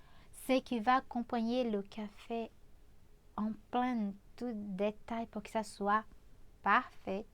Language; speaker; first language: French; non-native, fluent; Portuguese